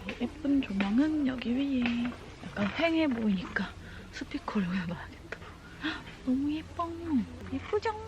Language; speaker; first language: Korean; native; Korean